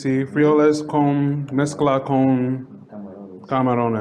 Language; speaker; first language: Spanish; non-native, learner; English